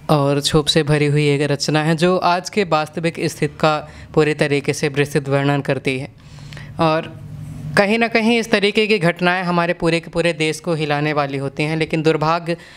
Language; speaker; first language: Hindi; native; Hindi